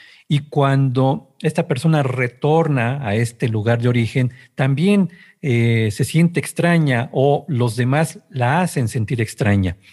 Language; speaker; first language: Spanish; native; Spanish